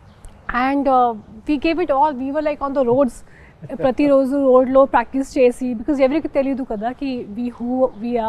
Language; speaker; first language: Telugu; non-native, fluent; Hindi